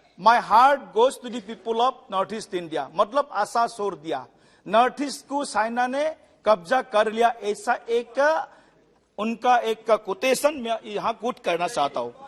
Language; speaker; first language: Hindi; non-native, local second language; Assamese